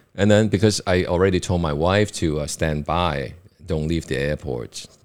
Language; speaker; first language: English; non-native, local second language; Cantonese